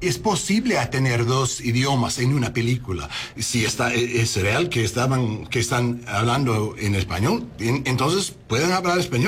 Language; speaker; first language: Spanish; non-native, learner; English